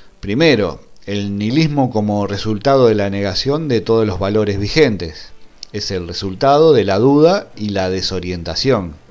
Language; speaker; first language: Spanish; native; Spanish